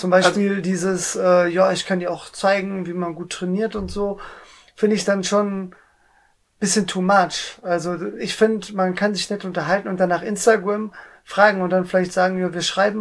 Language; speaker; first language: German; native; German